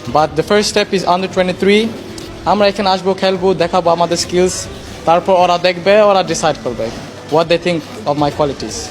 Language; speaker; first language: Bangla; early bilingual, heritage; Swedish